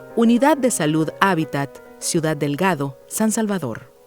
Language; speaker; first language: Spanish; native; Spanish